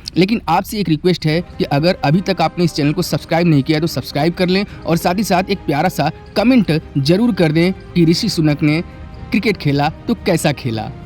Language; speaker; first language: Hindi; native; Hindi